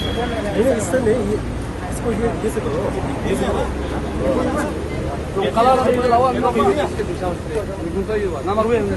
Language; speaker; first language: Hindi; non-native, local second language; Khasi